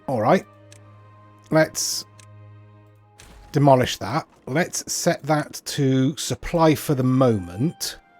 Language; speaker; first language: English; native; English